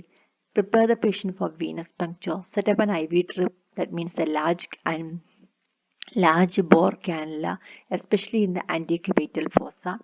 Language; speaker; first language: English; non-native, local second language; Malayalam